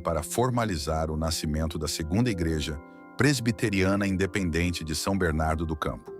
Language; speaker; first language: Portuguese; native; Portuguese